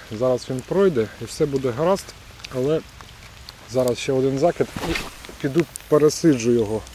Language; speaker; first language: Ukrainian; non-native, local second language; Russian